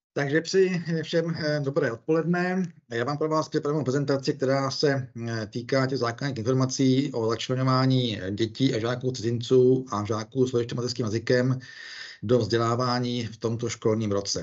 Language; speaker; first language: Czech; native; Czech